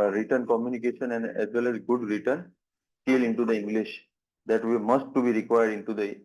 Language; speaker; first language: English; non-native, local second language; Gujarati